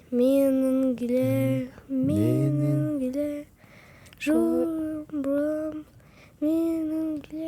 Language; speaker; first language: Kazakh; non-native, local second language; Russian